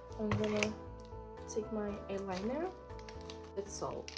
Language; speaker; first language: English; non-native, learner; Ukrainian